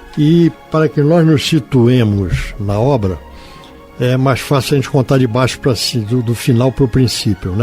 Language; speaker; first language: Portuguese; native; Portuguese